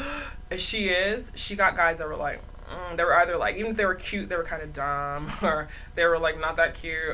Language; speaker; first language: English; native; English